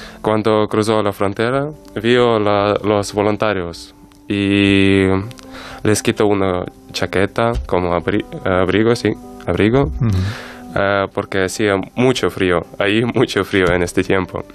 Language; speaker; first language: Spanish; non-native, learner; Ukrainian